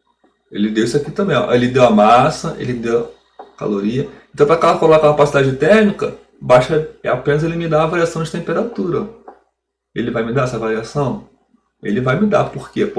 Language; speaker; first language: Portuguese; native; Portuguese